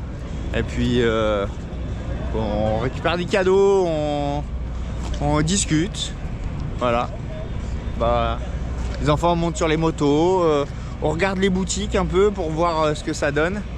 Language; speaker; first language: French; native; French